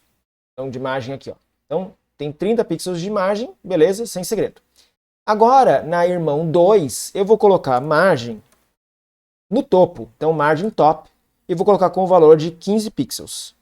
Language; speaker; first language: Portuguese; native; Portuguese